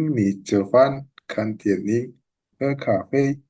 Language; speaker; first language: Chinese; non-native, learner; Indonesian